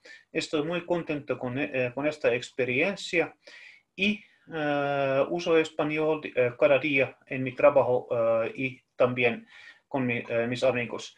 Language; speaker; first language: Spanish; non-native, fluent; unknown